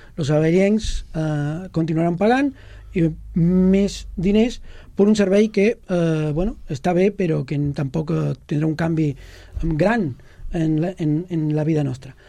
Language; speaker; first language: Catalan; non-native, local second language; Spanish